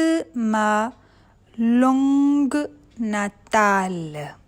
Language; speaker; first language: French; non-native, fluent; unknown